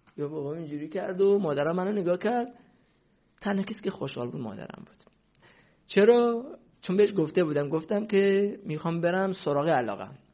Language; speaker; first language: Persian; non-native, local second language; Central Kurdish